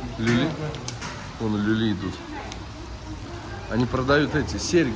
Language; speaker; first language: Russian; native; Russian